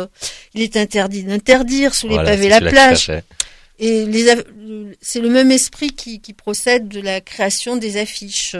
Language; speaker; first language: French; native; French